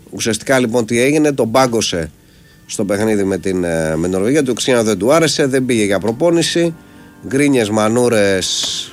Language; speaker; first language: Greek; native; Greek